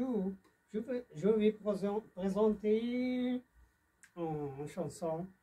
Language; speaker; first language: French; non-native, learner; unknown